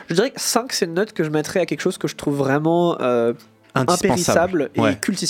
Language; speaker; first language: French; native; French